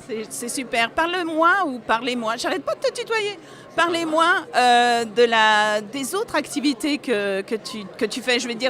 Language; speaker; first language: French; non-native, fluent; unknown